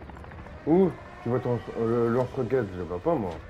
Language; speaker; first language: French; native; French